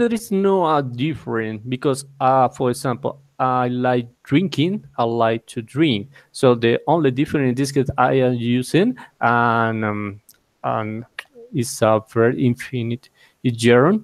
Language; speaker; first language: English; non-native, learner; Spanish